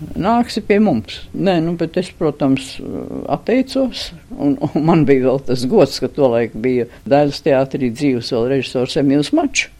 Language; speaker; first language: Latvian; native; Latvian